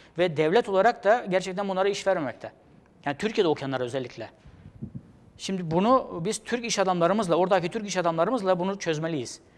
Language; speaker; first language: Turkish; native; Turkish